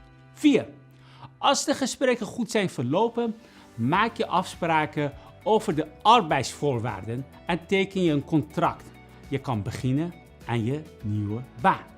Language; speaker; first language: Dutch; non-native, fluent; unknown